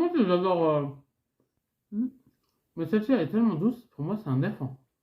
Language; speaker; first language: French; native; French